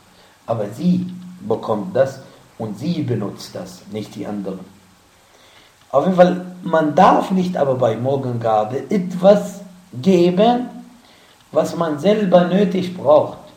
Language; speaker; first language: German; non-native, fluent; Arabic